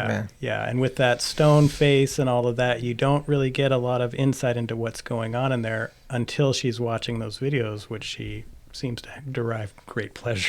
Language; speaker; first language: English; native; English